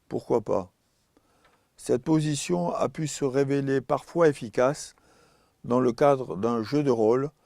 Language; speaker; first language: French; native; French